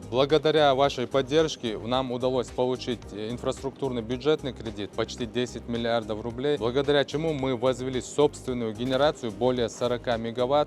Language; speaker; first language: Russian; non-native, local second language; Chechen